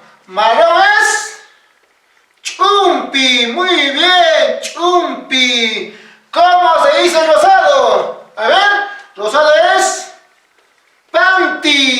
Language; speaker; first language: Spanish; non-native, local second language; Quechua